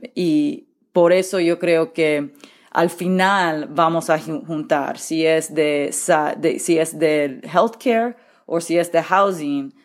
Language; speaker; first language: Spanish; early bilingual, heritage; Spanish